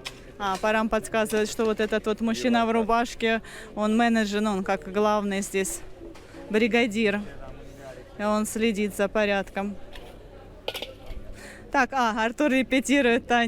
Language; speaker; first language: Russian; native; Russian